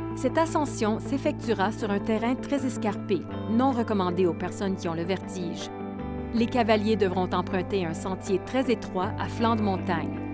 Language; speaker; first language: French; native; French